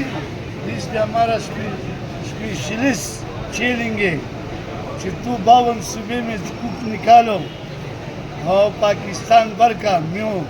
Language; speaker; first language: Hindi; non-native, local second language; Pashto